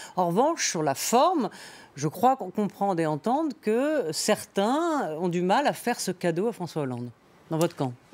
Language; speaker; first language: French; native; French